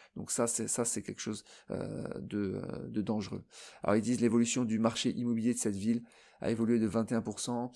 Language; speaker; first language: French; native; French